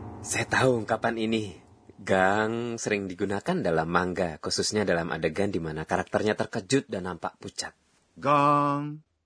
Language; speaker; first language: Indonesian; native; Indonesian